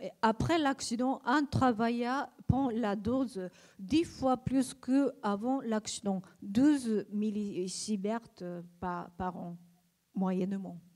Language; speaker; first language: French; non-native, learner; Japanese